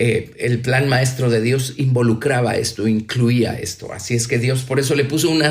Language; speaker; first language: Spanish; native; Spanish